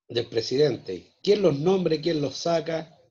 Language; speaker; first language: Spanish; native; Spanish